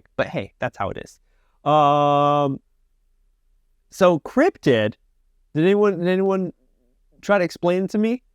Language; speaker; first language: English; native; English